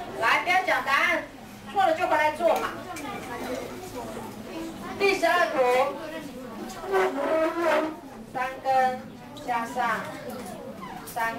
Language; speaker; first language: Chinese; native; Chinese